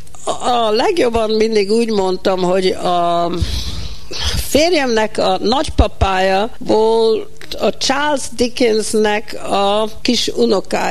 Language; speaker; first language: Hungarian; early bilingual, heritage; Hungarian